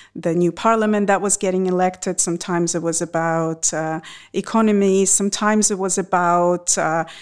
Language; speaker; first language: English; non-native, fluent; Russian